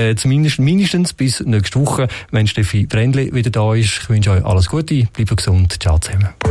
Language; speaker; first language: German; native; German